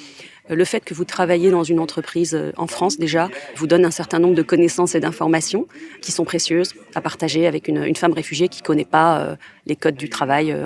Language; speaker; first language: French; native; French